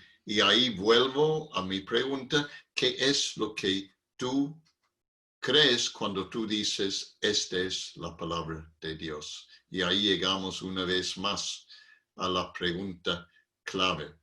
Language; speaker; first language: Spanish; non-native, fluent; English